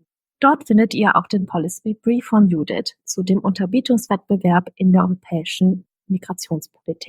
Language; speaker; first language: German; native; German